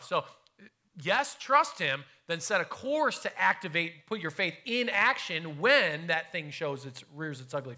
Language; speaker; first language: English; native; English